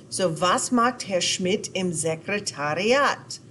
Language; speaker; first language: German; non-native, fluent; English